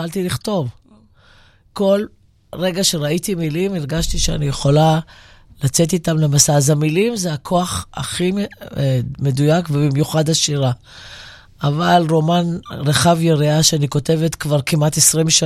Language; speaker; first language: Hebrew; non-native, local second language; Arabic